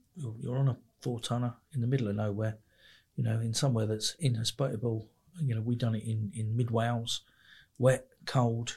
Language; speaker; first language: English; native; English